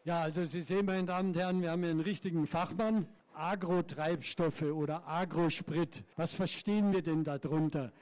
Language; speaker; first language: German; native; German